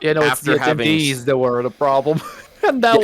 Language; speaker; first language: English; native; English